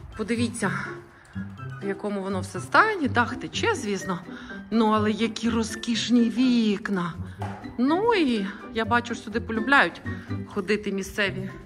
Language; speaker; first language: Ukrainian; native; Ukrainian